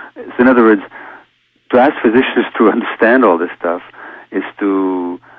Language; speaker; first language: English; early bilingual, other home language; Hungarian